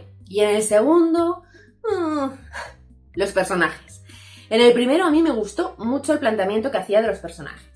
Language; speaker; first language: Spanish; native; Spanish